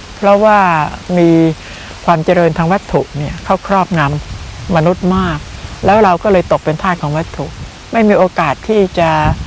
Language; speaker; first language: Thai; native; Thai